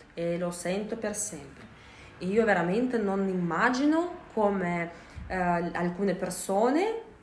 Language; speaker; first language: Italian; non-native, fluent; Russian